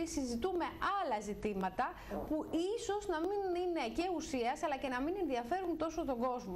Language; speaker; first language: Greek; native; Greek